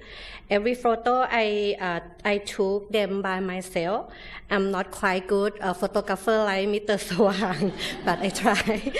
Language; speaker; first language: English; non-native, learner; Thai